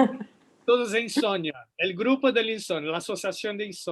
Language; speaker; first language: Spanish; non-native, fluent; Portuguese